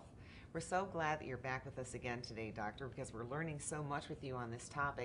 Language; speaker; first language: English; native; English